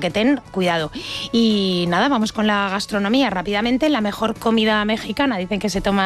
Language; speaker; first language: Spanish; native; Spanish